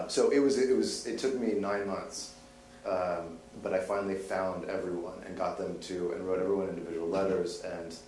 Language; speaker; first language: English; native; English